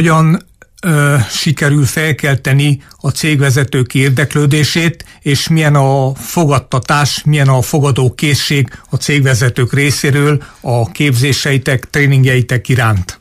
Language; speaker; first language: Hungarian; native; Hungarian